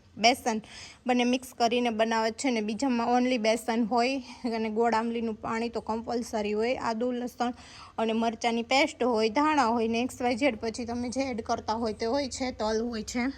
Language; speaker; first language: Gujarati; native; Gujarati